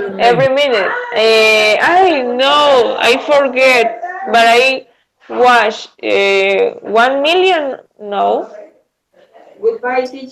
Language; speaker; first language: English; non-native, learner; Spanish